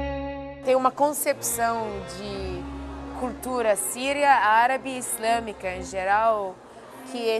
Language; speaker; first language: Portuguese; non-native, fluent; Arabic